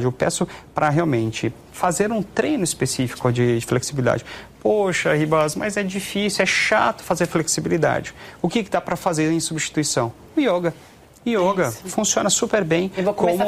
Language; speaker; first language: Portuguese; native; Portuguese